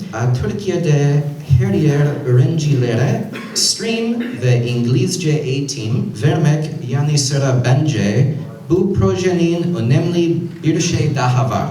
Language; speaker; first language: Turkish; non-native, learner; English